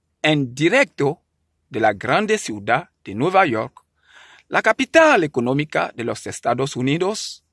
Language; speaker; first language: Spanish; non-native, learner; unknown